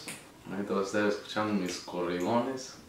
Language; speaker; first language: Spanish; early bilingual, heritage; Spanish